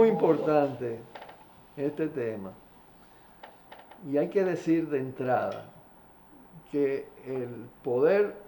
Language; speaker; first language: Spanish; native; Spanish